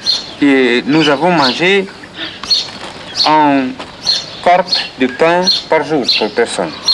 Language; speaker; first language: French; non-native, learner; Romanian